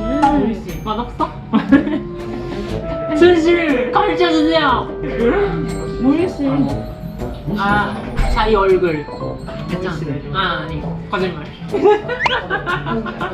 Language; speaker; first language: Korean; non-native, learner; Japanese